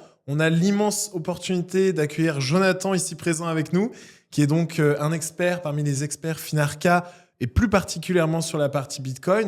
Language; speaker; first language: French; native; French